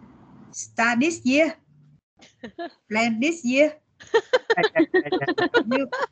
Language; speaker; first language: English; non-native, learner; Vietnamese